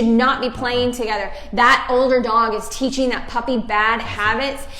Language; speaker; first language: English; native; English